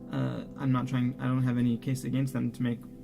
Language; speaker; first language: English; native; English